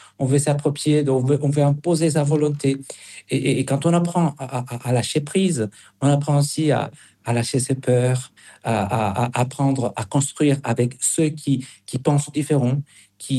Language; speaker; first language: French; non-native, fluent; Spanish